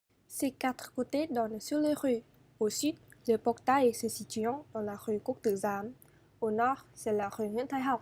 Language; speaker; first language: French; non-native, fluent; Vietnamese